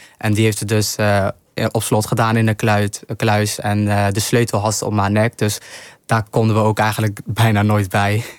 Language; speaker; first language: Dutch; early bilingual, other home language; Somali